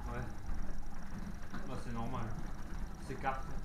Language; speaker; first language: French; native; French